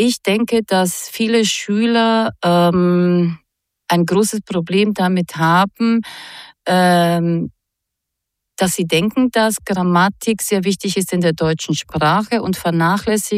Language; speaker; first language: German; non-native, fluent; Croatian